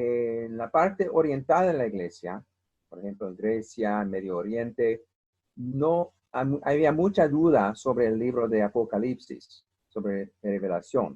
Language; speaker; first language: Spanish; non-native, fluent; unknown